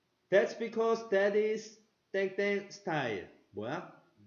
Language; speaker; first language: English; non-native, fluent; Korean